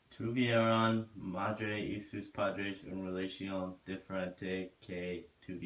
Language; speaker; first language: Spanish; non-native, learner; English